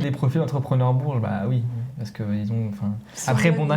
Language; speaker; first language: French; native; French